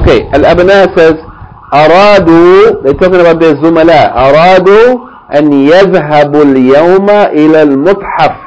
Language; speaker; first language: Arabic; non-native, fluent; English